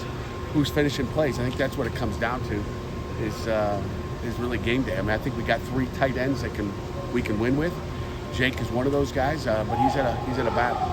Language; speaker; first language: English; native; English